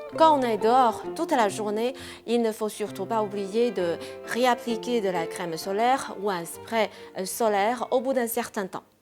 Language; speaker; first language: French; non-native, fluent; Chinese